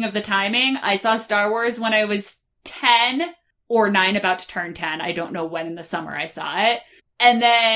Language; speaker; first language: English; native; English